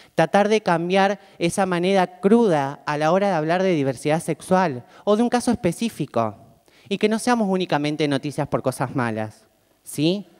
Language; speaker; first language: Spanish; native; Spanish